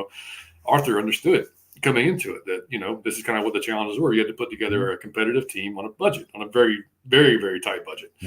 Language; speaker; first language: English; native; English